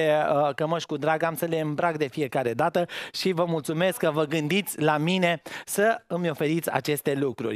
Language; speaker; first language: Romanian; native; Romanian